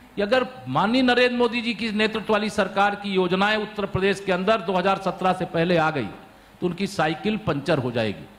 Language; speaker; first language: Hindi; native; Hindi